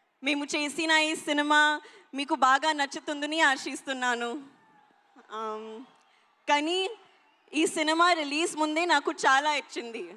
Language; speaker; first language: Telugu; non-native, learner; Hindi